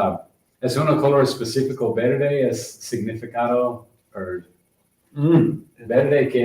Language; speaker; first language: Spanish; non-native, learner; English